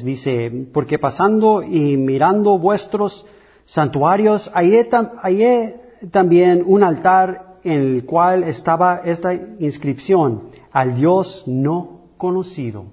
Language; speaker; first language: Spanish; early bilingual, heritage; English